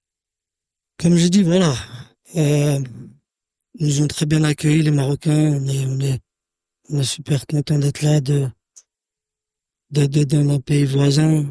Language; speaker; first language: French; native; French